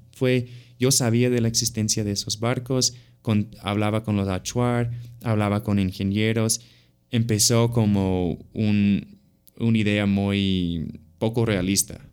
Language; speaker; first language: Spanish; non-native, fluent; English